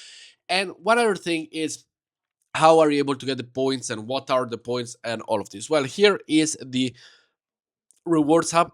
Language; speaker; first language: English; non-native, fluent; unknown